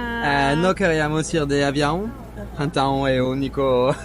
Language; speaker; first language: Portuguese; non-native, learner; French